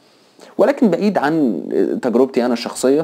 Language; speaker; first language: Arabic; native; Arabic